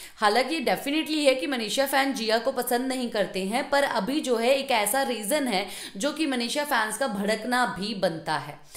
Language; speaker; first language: Hindi; non-native, local second language; Punjabi